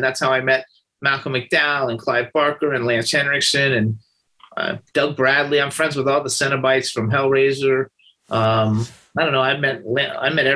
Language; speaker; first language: English; native; English